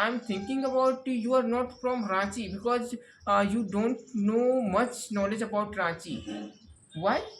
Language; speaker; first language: English; non-native, learner; Hindi